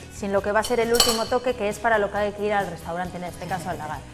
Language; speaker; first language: Spanish; native; Spanish